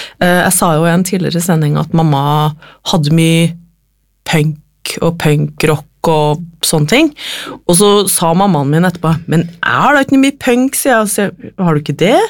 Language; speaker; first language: Norwegian; native; Norwegian